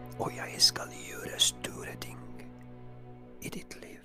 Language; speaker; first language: Norwegian; non-native, fluent; Polish